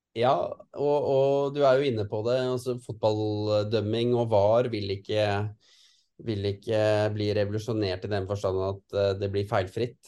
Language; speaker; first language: Norwegian; native; Norwegian